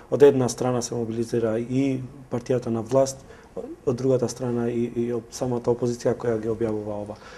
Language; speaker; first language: Macedonian; non-native, local second language; Albanian